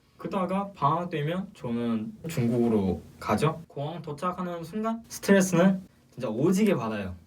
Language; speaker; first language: Korean; non-native, fluent; Chinese